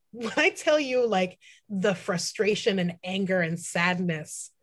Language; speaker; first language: English; native; English